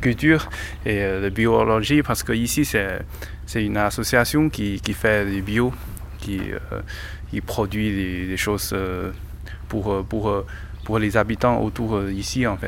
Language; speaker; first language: French; non-native, learner; Chinese